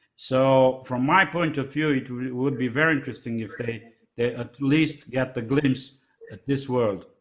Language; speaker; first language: English; non-native, fluent; Romanian